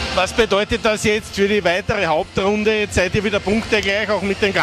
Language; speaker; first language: German; native; German